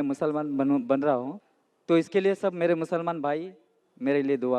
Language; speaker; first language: Hindi; non-native, local second language; Marathi